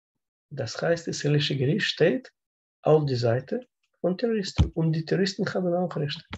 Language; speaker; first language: German; non-native, learner; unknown